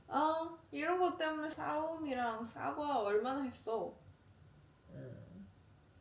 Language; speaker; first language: Korean; non-native, fluent; Chinese